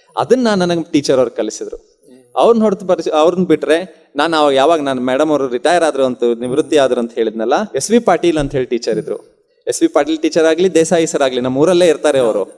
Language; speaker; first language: Kannada; non-native, local second language; Urdu